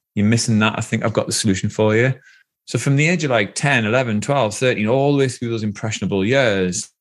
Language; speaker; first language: English; native; English